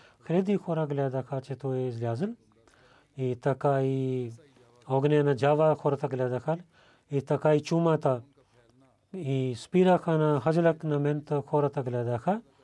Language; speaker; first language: Bulgarian; non-native, learner; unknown